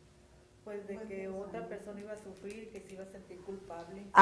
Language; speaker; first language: Spanish; native; Spanish